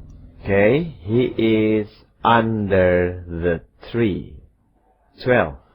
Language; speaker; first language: English; non-native, fluent; Indonesian